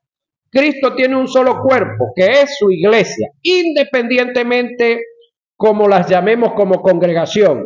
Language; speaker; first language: Spanish; native; Spanish